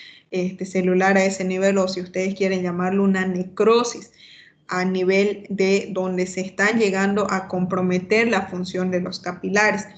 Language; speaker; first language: Spanish; native; Spanish